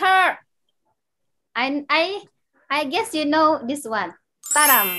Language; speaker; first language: English; non-native, learner; Indonesian